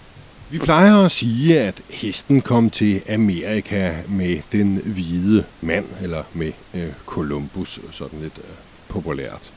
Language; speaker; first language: Danish; native; Danish